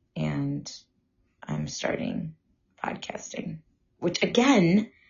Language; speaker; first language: English; early bilingual, other home language; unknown